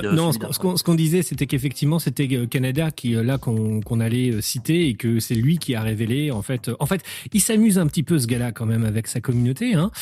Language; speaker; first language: French; native; French